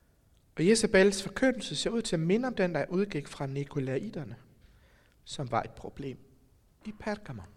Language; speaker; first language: Danish; native; Danish